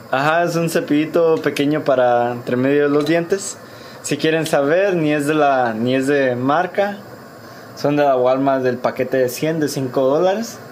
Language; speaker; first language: Spanish; early bilingual, heritage; Spanish